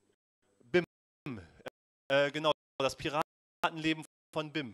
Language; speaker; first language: German; native; German